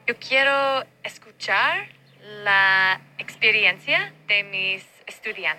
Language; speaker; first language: Spanish; non-native, learner; English